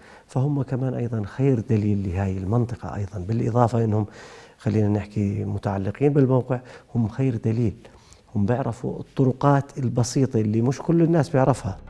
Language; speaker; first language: Arabic; native; Arabic